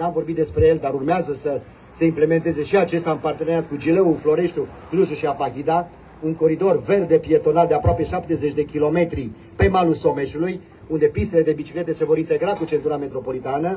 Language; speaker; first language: Romanian; native; Romanian